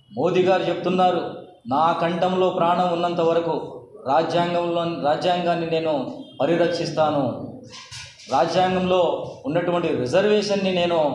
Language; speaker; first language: Telugu; non-native, local second language; Lambadi